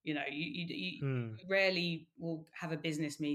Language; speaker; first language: English; native; English